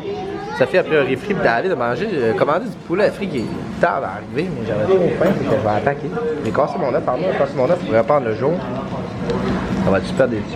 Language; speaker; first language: French; native; French